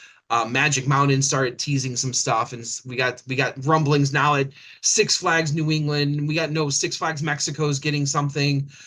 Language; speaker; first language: English; native; English